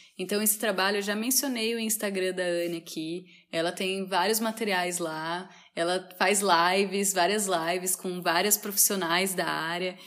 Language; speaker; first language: Portuguese; native; Portuguese